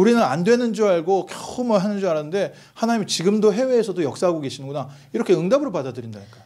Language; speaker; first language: Korean; native; Korean